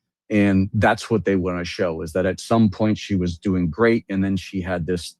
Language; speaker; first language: English; native; English